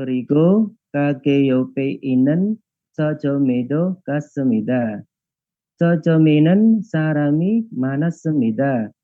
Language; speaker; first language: Korean; non-native, learner; Indonesian